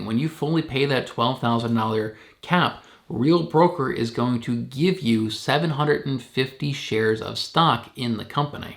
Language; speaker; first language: English; native; English